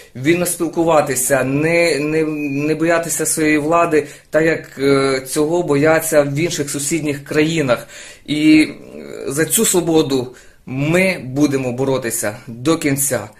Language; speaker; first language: Ukrainian; non-native, local second language; Russian